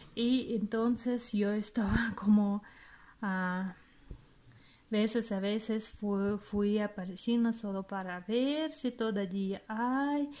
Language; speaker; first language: Spanish; non-native, fluent; Russian